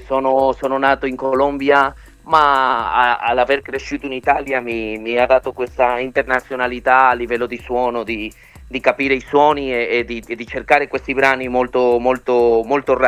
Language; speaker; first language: Italian; early bilingual, other home language; Spanish